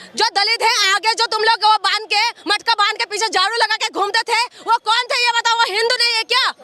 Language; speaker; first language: Hindi; non-native, local second language; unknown